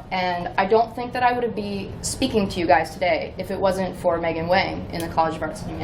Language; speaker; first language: English; native; English